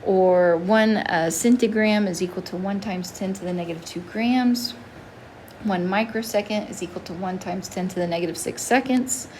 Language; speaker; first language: English; native; English